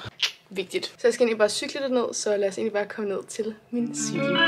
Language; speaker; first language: Danish; native; Danish